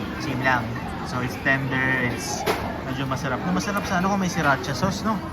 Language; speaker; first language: Filipino; native; Filipino